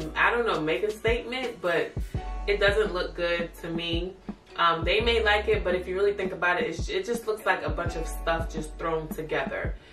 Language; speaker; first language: English; native; English